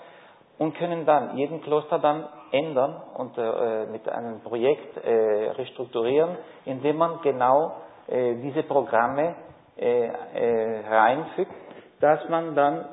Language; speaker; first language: German; non-native, fluent; Spanish